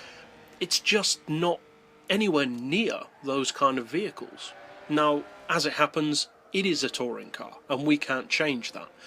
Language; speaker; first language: English; native; English